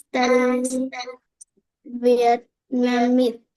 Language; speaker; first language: English; non-native, learner; Vietnamese